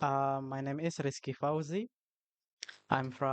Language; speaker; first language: English; non-native, learner; Indonesian